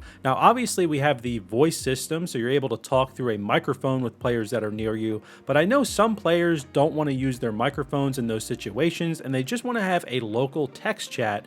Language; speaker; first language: English; native; English